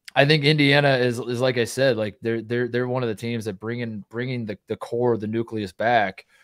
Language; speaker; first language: English; native; English